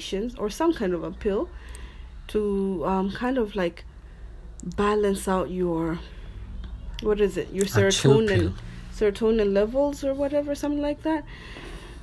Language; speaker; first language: English; non-native, local second language; Swahili